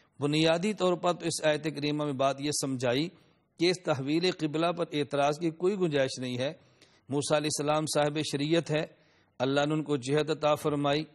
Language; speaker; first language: Urdu; non-native, local second language; Punjabi